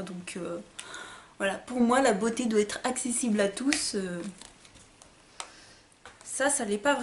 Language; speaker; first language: French; native; French